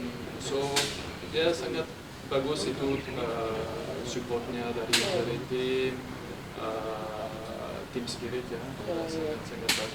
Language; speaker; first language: Indonesian; non-native, fluent; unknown